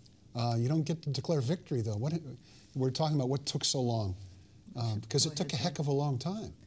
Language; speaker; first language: English; native; English